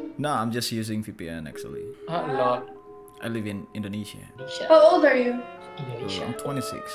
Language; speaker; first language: English; non-native, fluent; Indonesian